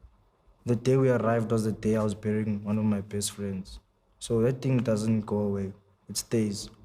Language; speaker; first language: English; non-native, local second language; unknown